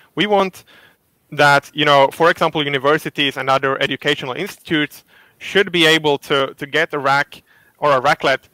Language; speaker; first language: English; non-native, fluent; Finnish